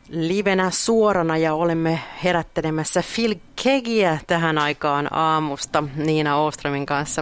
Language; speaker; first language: Finnish; native; Finnish